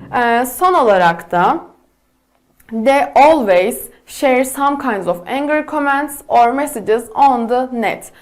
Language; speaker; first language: English; non-native, fluent; Turkish